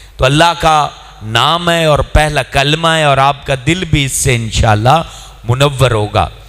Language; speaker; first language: Urdu; non-native, local second language; Punjabi